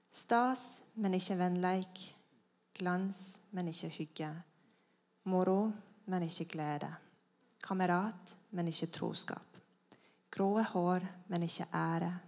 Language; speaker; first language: Norwegian; non-native, fluent; Estonian